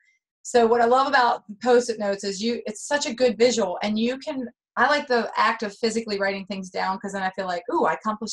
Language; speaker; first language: English; native; English